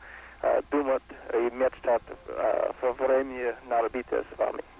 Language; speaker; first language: Russian; non-native, learner; English